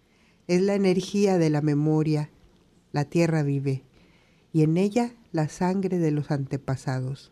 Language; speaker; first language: Spanish; native; Spanish